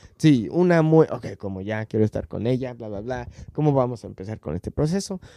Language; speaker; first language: Spanish; non-native, fluent; English